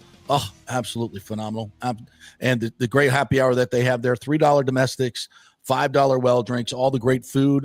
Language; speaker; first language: English; native; English